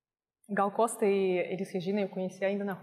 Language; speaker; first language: Portuguese; non-native, fluent; Russian